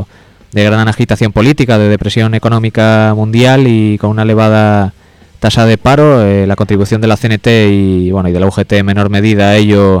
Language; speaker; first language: Spanish; native; Spanish